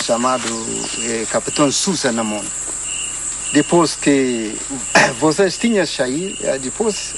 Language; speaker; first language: Portuguese; non-native, learner; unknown